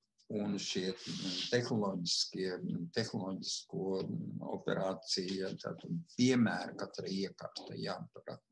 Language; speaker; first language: Latvian; native; Latvian